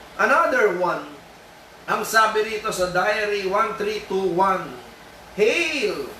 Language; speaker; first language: Filipino; native; Filipino